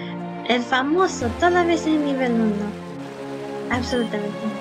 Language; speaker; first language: Spanish; early bilingual, heritage; Spanish